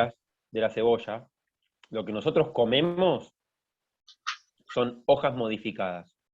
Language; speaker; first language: Spanish; native; Spanish